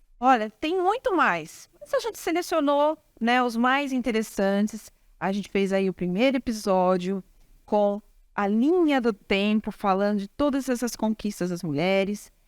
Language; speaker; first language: Portuguese; native; Portuguese